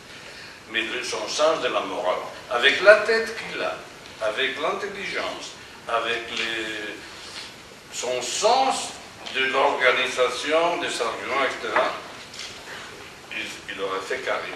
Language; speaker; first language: French; non-native, fluent; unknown